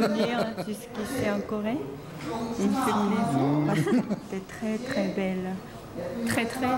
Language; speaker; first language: French; non-native, fluent; Korean